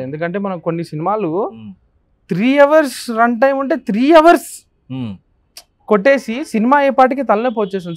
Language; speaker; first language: Telugu; native; Telugu